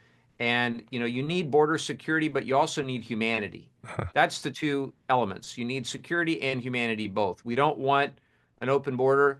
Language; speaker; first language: English; native; English